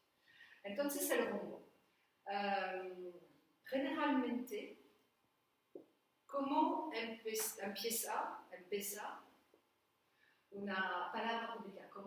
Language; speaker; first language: Spanish; non-native, learner; French